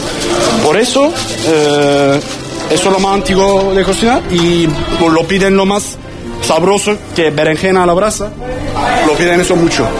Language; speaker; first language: Spanish; non-native, learner; Turkish